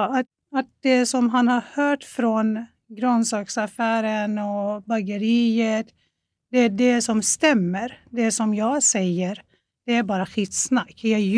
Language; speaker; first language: Swedish; non-native, fluent; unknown